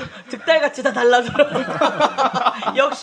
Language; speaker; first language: Korean; native; Korean